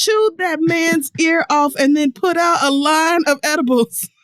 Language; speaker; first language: English; native; English